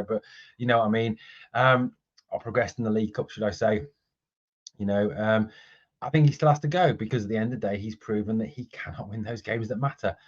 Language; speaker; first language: English; native; English